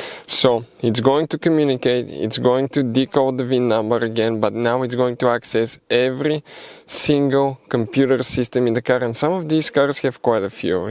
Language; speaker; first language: English; non-native, fluent; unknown